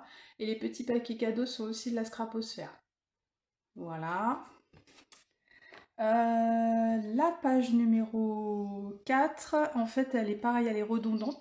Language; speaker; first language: French; native; French